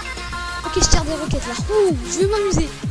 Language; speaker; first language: French; native; French